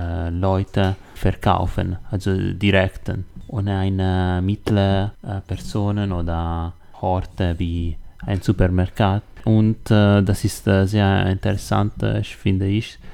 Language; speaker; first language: German; non-native, learner; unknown